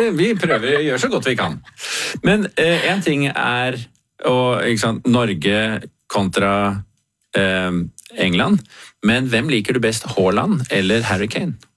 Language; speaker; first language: Norwegian; native; Norwegian